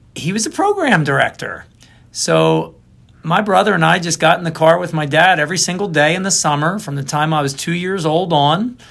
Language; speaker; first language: English; native; English